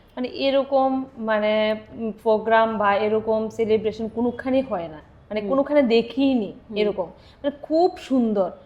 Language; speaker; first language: Bangla; native; Bangla